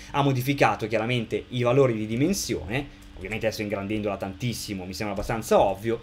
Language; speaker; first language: Italian; native; Italian